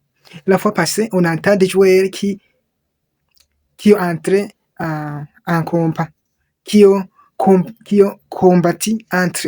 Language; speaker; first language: French; non-native, local second language; Kinyarwanda